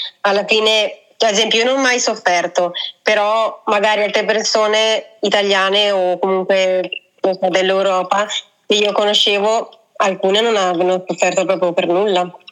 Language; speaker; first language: Italian; native; Italian